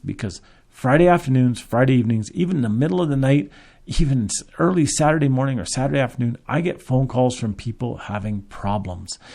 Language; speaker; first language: English; native; English